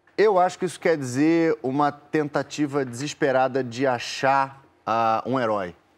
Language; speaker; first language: Portuguese; native; Portuguese